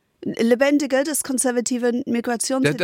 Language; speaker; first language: German; non-native, fluent; English